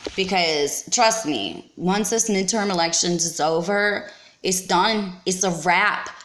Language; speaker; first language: English; native; English